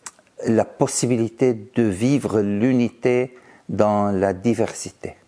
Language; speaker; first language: French; non-native, fluent; Arabic